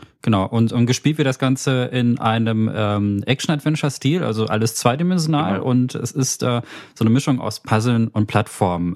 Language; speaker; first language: German; native; German